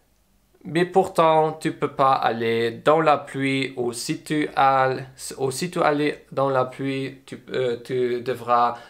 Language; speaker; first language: French; non-native, learner; English